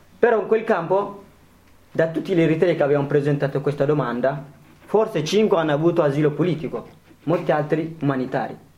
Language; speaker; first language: Italian; non-native, fluent; Tigrinya